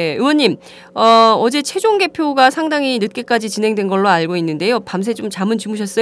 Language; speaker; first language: Korean; native; Korean